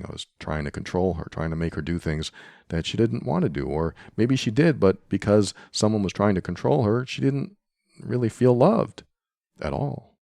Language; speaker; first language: English; native; English